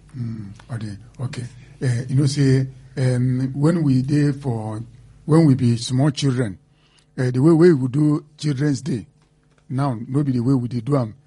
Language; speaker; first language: Nigerian Pidgin; non-native, local second language; Igbo